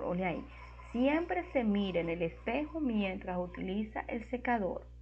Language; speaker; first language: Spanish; non-native, fluent; Portuguese